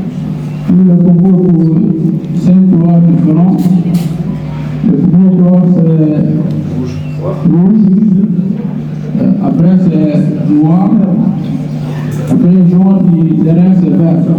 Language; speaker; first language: French; non-native, learner; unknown